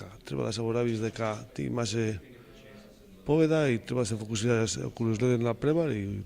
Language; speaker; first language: Macedonian; non-native, fluent; Spanish